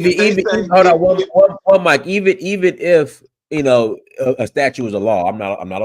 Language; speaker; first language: English; native; English